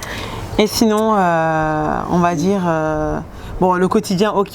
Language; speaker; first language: French; native; French